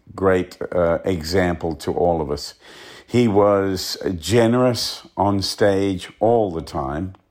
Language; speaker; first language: English; native; English